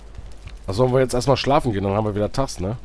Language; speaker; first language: German; native; German